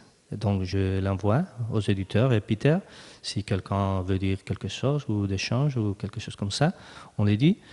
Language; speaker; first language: French; non-native, learner; Spanish